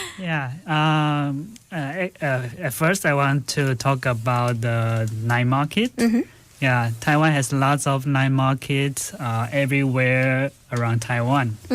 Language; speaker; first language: English; non-native, fluent; Chinese